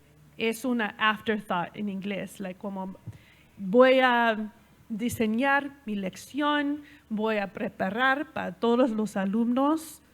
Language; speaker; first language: Spanish; non-native, learner; English